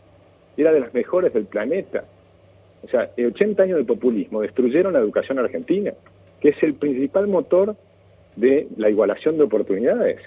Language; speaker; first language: Spanish; native; Spanish